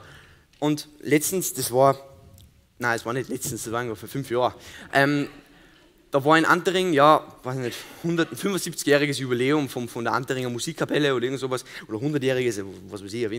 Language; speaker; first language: German; native; German